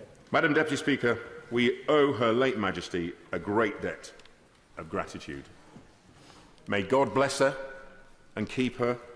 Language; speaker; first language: English; native; English